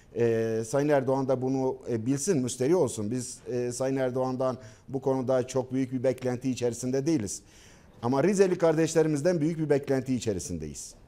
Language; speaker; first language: Turkish; non-native, local second language; Kurdish